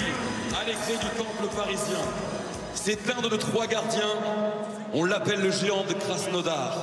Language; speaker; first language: French; native; French